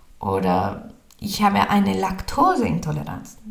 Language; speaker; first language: German; non-native, fluent; Spanish